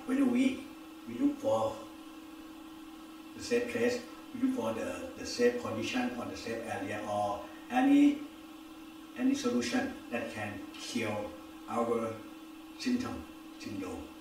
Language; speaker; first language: English; non-native, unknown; Thai